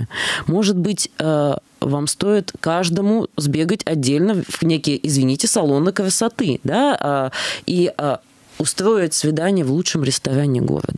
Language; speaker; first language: Russian; native; Russian